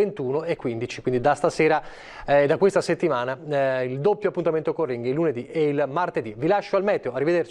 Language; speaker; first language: Italian; native; Italian